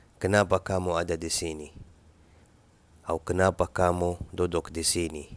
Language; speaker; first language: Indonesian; non-native, fluent; Arabic